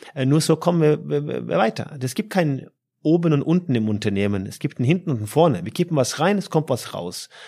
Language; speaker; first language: German; non-native, fluent; Norwegian